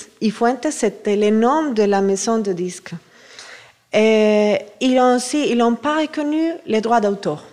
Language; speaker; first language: French; non-native, fluent; Spanish